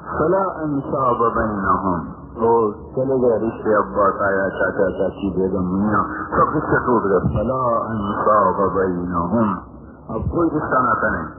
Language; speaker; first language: Urdu; non-native, local second language; Punjabi